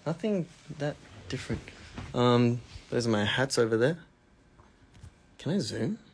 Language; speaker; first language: English; early bilingual, other home language; Korean